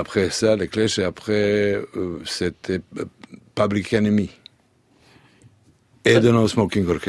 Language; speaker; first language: French; non-native, learner; Serbian